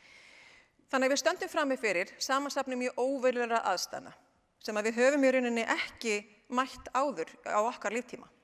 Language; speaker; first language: Icelandic; native; Icelandic